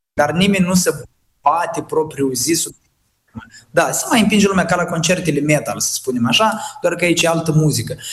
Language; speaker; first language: Romanian; native; Romanian